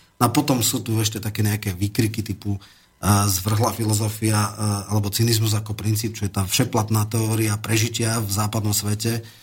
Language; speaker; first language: Slovak; native; Slovak